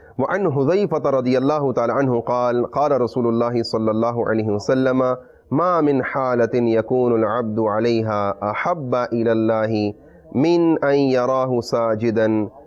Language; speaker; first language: Arabic; non-native, fluent; Urdu